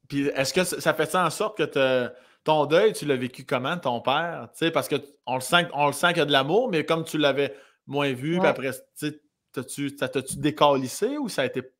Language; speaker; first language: French; native; French